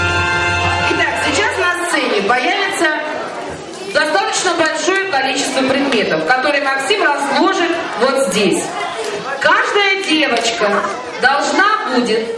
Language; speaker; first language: Russian; native; Russian